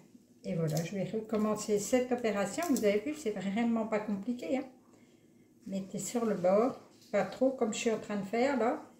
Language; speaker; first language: French; native; French